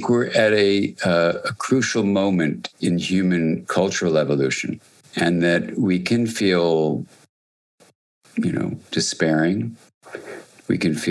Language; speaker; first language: English; native; English